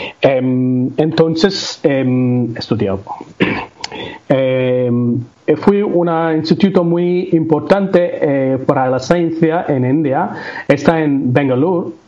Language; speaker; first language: Spanish; non-native, learner; Tamil